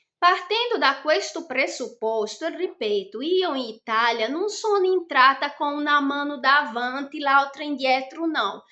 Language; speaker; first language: Italian; non-native, fluent; Portuguese